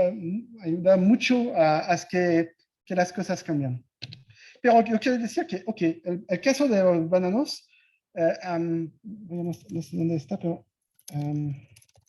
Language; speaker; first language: Spanish; non-native, fluent; French